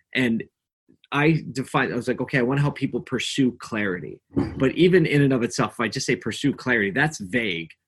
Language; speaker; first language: English; native; English